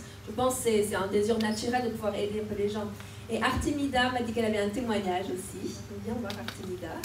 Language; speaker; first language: French; native; French